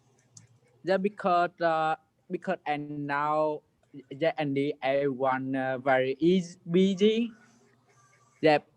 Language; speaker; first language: English; non-native, learner; Vietnamese